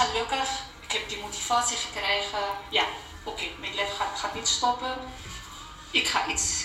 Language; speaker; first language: Dutch; non-native, learner; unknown